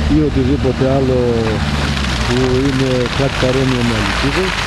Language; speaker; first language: Greek; native; Greek